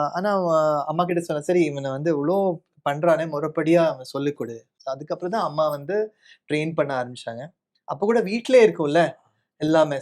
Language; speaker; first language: Tamil; non-native, local second language; Kannada